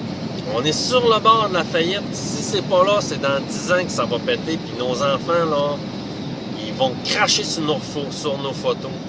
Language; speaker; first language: French; native; French